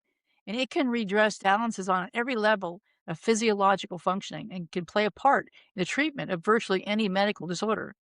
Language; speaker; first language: English; native; English